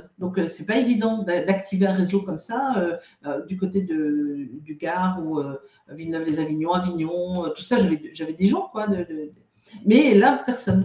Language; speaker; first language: French; native; French